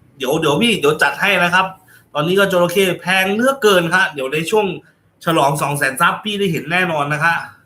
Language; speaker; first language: Thai; native; Thai